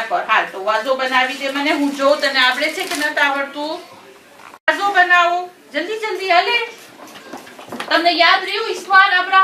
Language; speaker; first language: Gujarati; early bilingual, heritage; Gujarati